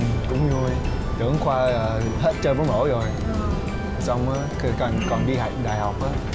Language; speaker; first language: Vietnamese; early bilingual, heritage; English